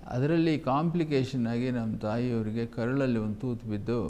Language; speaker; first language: Kannada; native; Kannada